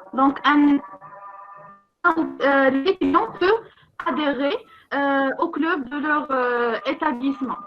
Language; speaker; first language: French; non-native, local second language; Arabic